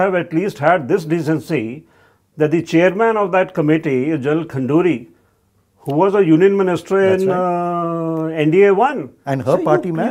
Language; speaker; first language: English; non-native, local second language; Hindi